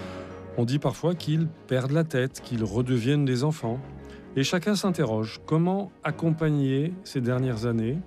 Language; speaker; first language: French; native; French